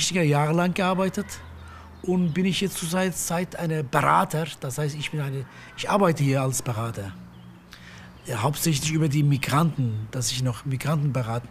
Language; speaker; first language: German; non-native, fluent; Turkish